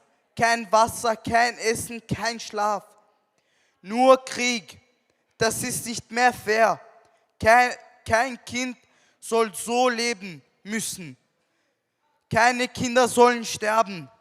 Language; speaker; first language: German; non-native, learner; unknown